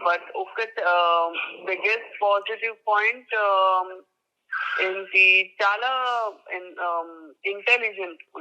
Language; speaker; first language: Telugu; non-native, learner; Gujarati